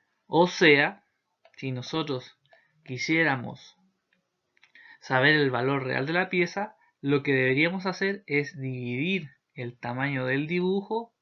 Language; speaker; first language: Spanish; native; Spanish